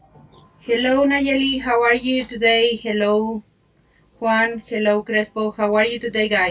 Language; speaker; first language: English; non-native, fluent; Spanish